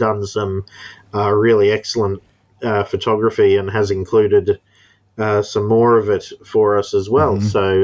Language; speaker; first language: English; native; English